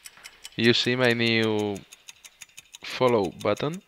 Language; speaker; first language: English; non-native, learner; Spanish